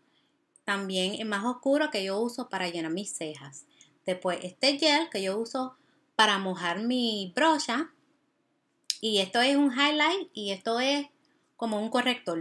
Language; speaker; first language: Spanish; early bilingual, heritage; Spanish